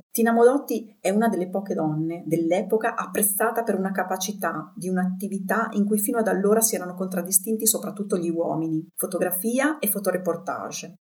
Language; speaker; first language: Italian; native; Italian